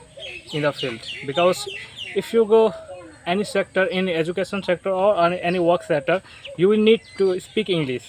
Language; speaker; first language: English; non-native, learner; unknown